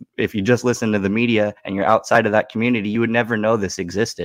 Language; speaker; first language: English; native; English